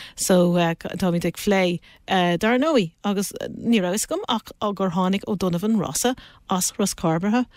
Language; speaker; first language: Irish; native; Irish